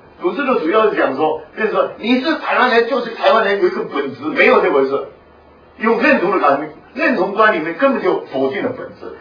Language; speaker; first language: Chinese; non-native, local second language; Hakka Chinese